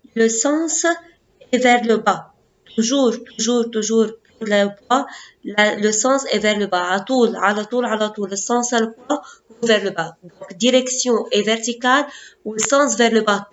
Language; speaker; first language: French; non-native, local second language; Arabic